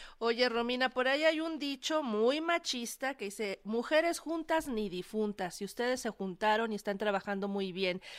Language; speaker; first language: Spanish; native; Spanish